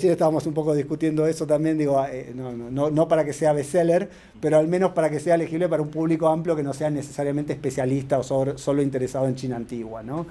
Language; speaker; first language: Spanish; native; Spanish